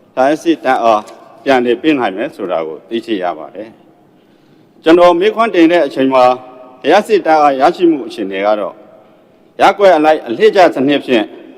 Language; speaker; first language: Burmese; native; Burmese